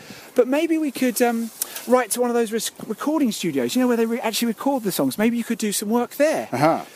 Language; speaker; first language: English; native; English